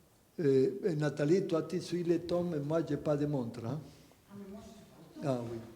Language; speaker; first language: French; non-native, fluent; Spanish